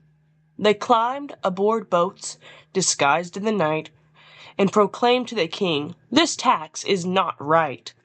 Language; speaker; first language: English; native; English